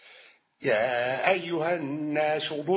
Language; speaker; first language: Arabic; native; Arabic